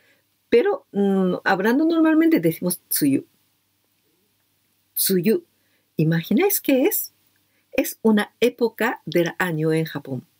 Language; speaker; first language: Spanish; non-native, fluent; Japanese